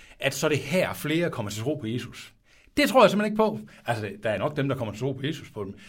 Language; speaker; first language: Danish; native; Danish